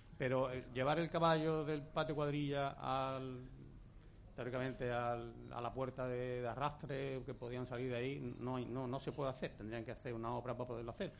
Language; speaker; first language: Spanish; native; Spanish